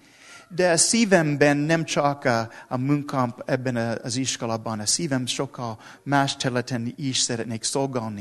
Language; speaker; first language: Hungarian; non-native, learner; English